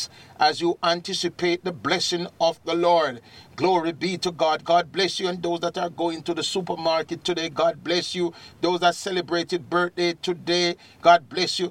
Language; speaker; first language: English; native; English